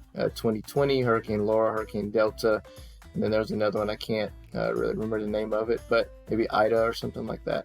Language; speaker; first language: English; native; English